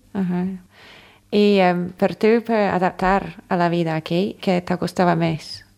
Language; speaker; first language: Catalan; non-native, fluent; English